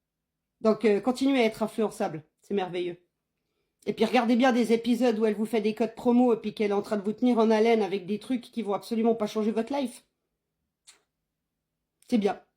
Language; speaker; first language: French; native; French